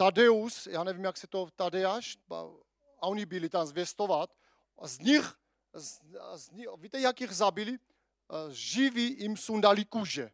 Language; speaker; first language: Czech; non-native, fluent; Armenian